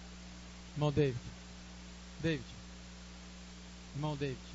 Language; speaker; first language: Portuguese; native; Portuguese